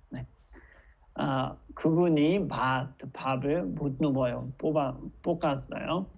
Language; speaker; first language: Korean; non-native, fluent; Nepali